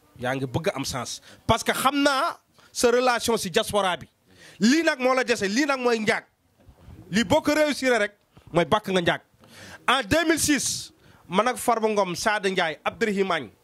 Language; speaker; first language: Wolof; non-native, local second language; Fula